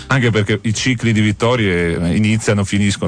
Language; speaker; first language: Italian; native; Italian